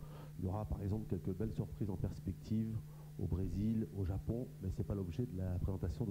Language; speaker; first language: French; native; French